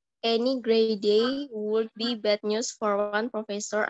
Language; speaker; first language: English; non-native, learner; Indonesian